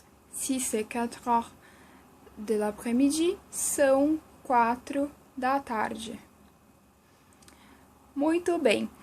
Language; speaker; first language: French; non-native, fluent; Portuguese